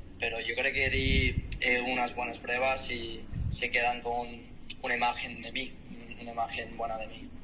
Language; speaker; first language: Spanish; non-native, fluent; Korean